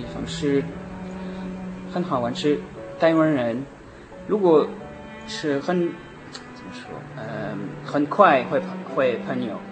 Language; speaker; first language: Chinese; non-native, learner; French